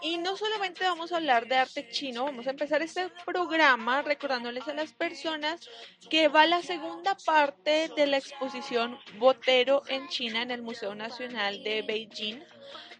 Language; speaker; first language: Spanish; native; Spanish